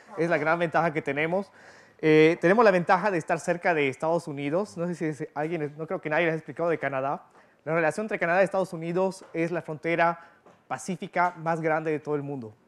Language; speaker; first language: Spanish; early bilingual, heritage; Spanish